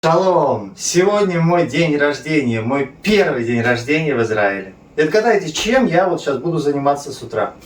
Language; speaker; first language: Russian; native; Russian